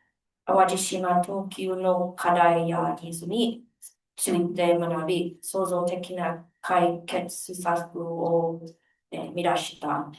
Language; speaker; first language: Japanese; non-native, learner; English